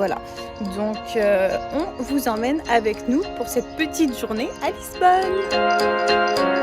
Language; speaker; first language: French; native; French